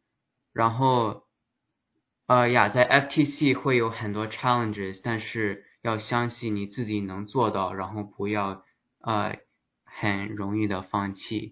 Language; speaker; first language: Chinese; early bilingual, heritage; Chinese